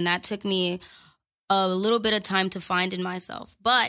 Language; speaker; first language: English; native; English